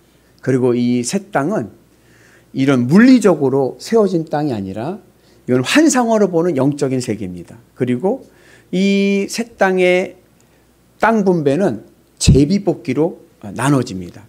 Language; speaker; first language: Korean; native; Korean